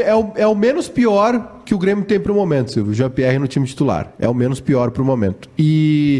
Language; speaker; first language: Portuguese; native; Portuguese